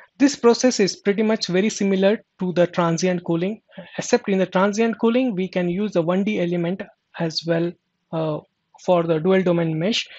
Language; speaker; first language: English; non-native, local second language; Marathi